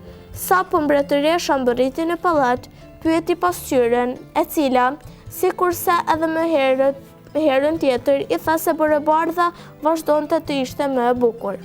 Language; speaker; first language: Albanian; native; Albanian